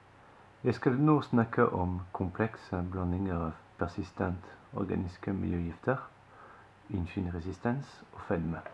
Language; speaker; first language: Norwegian; non-native, fluent; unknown